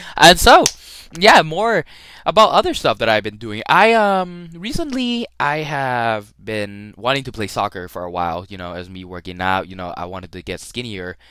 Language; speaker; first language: English; early bilingual, other home language; Thai